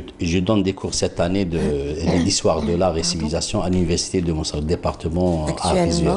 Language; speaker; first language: French; non-native, local second language; Arabic